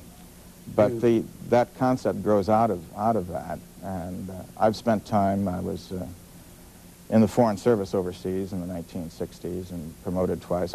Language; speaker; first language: English; native; English